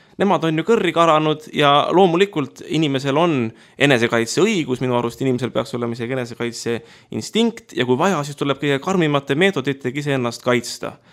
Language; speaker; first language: Estonian; native; Estonian